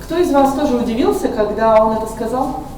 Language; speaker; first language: Russian; native; Russian